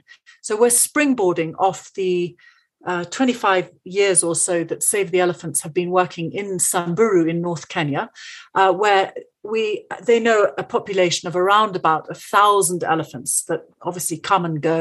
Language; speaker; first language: English; native; English